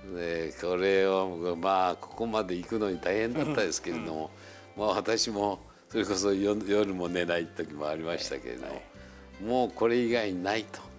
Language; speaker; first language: Japanese; native; Japanese